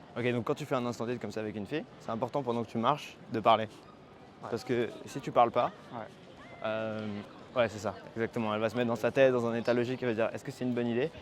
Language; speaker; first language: French; native; French